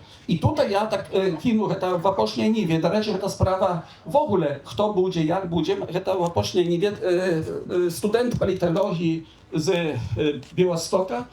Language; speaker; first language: Polish; non-native, local second language; Belarusian